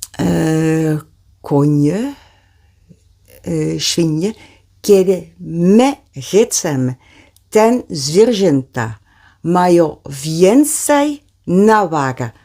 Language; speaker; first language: Polish; non-native, learner; Dutch